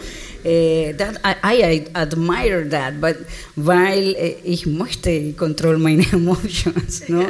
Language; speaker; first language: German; non-native, learner; Spanish